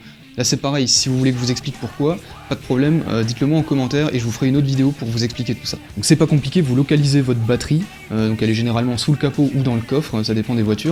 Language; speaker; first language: French; native; French